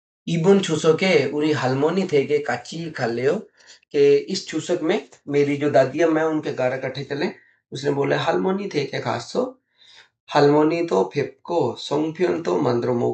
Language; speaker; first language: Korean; non-native, fluent; Urdu